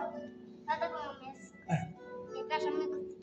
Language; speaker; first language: Italian; early bilingual, other home language; Bangla